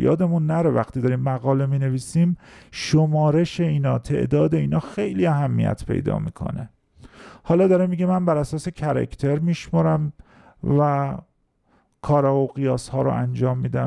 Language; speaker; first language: Persian; native; Persian